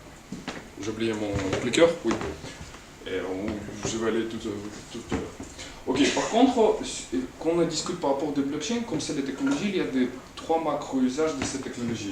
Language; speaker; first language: French; non-native, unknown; Russian